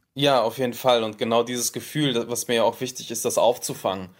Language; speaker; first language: German; native; German